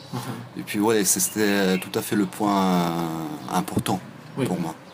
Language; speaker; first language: French; non-native, fluent; Russian